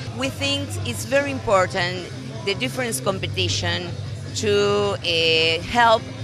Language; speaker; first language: English; non-native, learner; Spanish